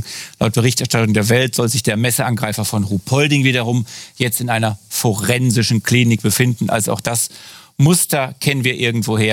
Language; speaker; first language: German; native; German